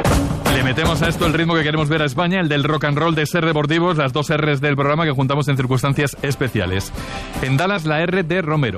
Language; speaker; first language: Spanish; native; Spanish